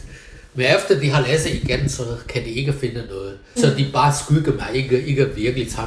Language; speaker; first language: Danish; non-native, fluent; Chinese